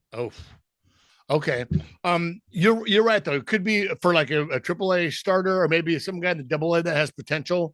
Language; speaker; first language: English; native; English